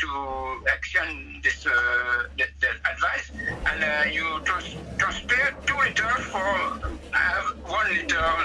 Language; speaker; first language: English; non-native, learner; French